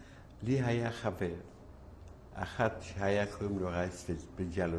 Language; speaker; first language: Hebrew; non-native, fluent; Yiddish